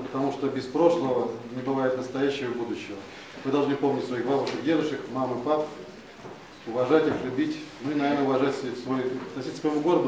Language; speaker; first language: Russian; native; Russian